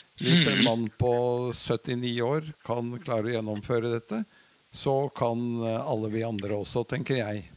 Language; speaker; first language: Norwegian; early bilingual, other home language; Latvian